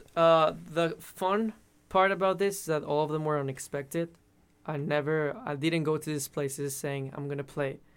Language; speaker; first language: English; non-native, fluent; Spanish